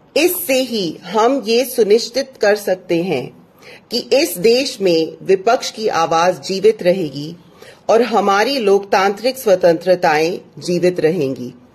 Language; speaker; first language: Hindi; non-native, local second language; English